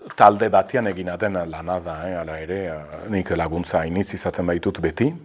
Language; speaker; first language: Basque; native; Basque